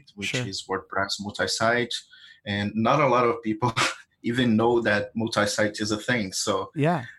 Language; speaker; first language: English; non-native, fluent; Portuguese